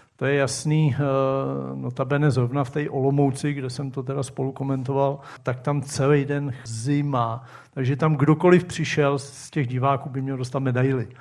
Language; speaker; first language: Czech; native; Czech